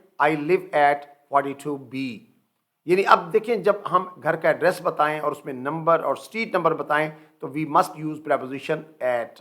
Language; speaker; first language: Urdu; native; Urdu